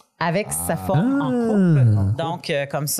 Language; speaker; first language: French; native; French